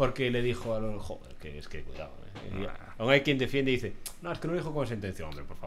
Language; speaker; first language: Spanish; native; Spanish